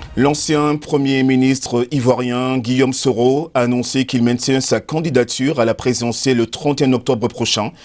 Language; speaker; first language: French; native; French